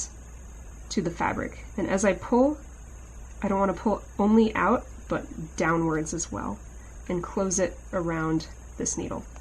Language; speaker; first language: English; native; English